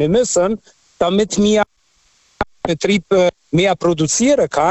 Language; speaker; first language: German; non-native, fluent; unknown